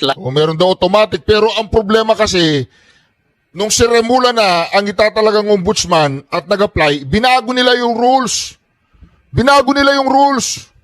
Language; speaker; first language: Filipino; native; Filipino